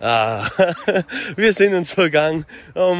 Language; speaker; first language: German; native; German